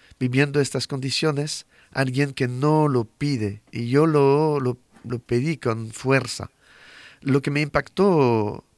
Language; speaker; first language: Spanish; non-native, fluent; French